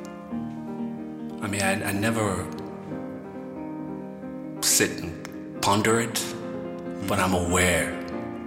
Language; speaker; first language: English; non-native, local second language; Bini